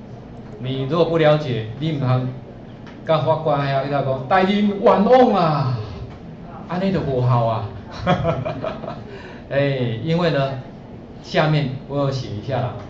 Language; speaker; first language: Chinese; native; Chinese